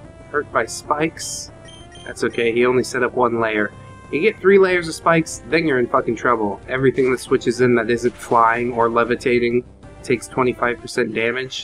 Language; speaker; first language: English; native; English